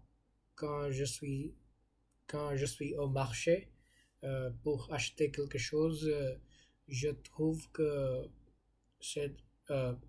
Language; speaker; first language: French; non-native, learner; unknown